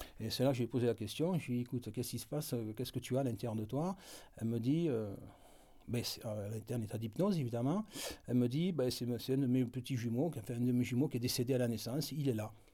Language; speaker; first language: French; native; French